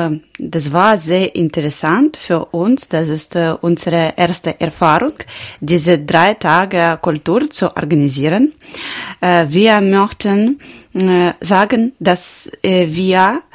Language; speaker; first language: German; non-native, learner; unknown